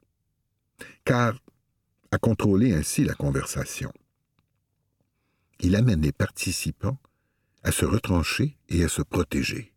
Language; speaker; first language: French; native; French